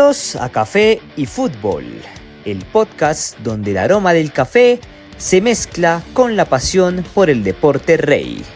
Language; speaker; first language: Spanish; native; Spanish